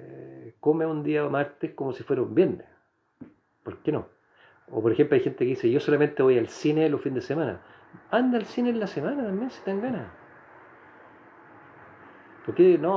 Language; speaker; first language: Spanish; native; Spanish